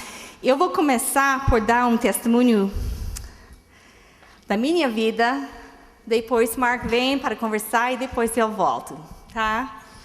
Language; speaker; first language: Portuguese; non-native, fluent; English